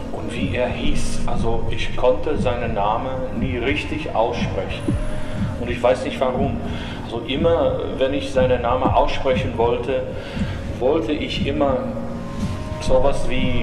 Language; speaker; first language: German; non-native, fluent; English